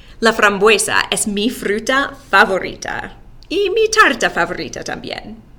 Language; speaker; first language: Spanish; non-native, fluent; English